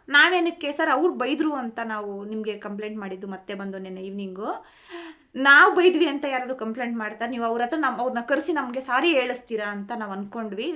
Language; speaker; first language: Kannada; non-native, local second language; Telugu